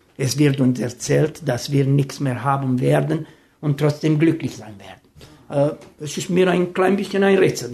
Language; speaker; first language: German; non-native, fluent; Romanian